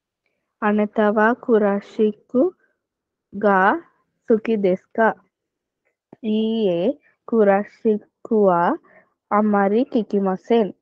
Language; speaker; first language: Japanese; non-native, learner; Sinhala